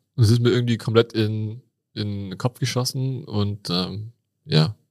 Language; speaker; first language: German; native; German